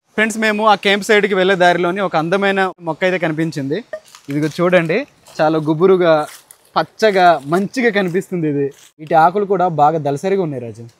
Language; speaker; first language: Telugu; non-native, local second language; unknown